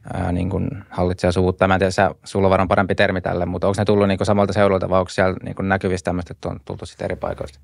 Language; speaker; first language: Finnish; native; Finnish